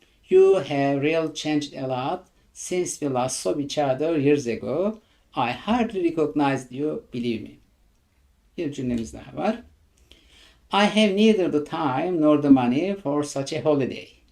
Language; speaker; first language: English; non-native, fluent; Turkish